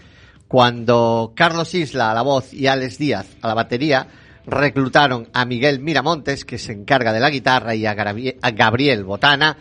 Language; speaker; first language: Spanish; native; Spanish